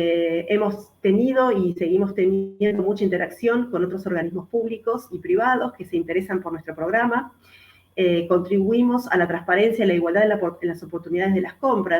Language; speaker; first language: Spanish; native; Spanish